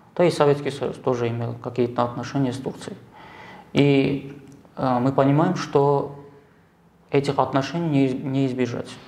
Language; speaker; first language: Russian; non-native, local second language; Armenian